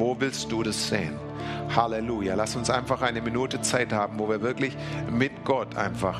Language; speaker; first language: German; native; German